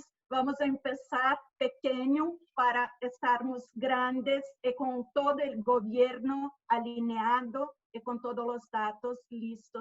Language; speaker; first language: Spanish; non-native, fluent; Portuguese